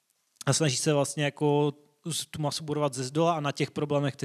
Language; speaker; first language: Czech; native; Czech